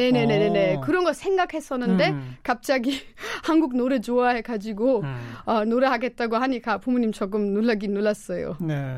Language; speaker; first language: Korean; non-native, fluent; German